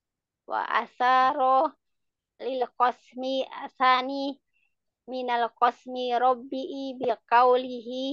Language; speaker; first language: Arabic; non-native, learner; Indonesian